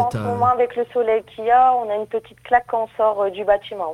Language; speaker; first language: French; native; French